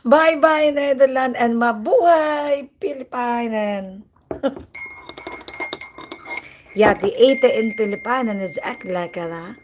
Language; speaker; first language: Dutch; non-native, learner; Filipino